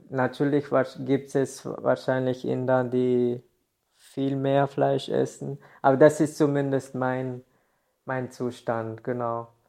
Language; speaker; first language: German; non-native, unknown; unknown